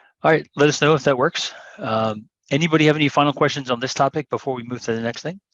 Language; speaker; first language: English; native; English